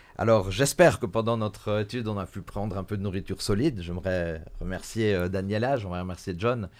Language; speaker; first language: French; native; French